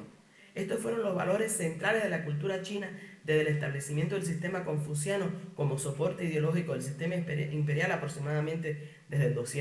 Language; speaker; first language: Spanish; native; Spanish